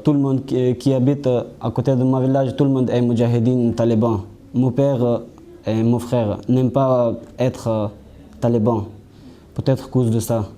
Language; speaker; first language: French; non-native, learner; Pashto